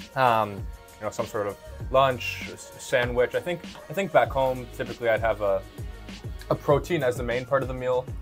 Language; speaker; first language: English; native; English